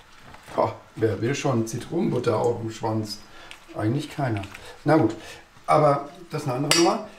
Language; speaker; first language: German; native; German